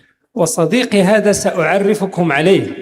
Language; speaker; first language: Arabic; native; Arabic